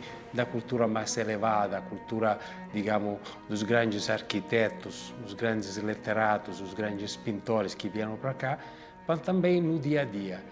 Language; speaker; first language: Portuguese; non-native, fluent; Italian